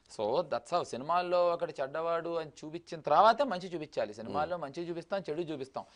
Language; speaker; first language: Telugu; native; Telugu